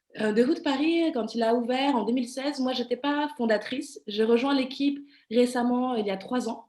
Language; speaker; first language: French; early bilingual, other home language; Vietnamese